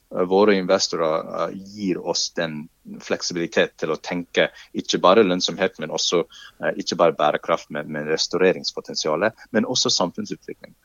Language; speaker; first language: Norwegian; non-native, fluent; English